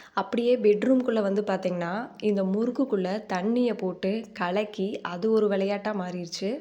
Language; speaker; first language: Tamil; native; Tamil